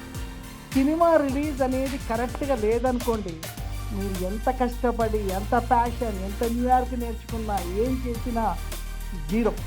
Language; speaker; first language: Telugu; native; Telugu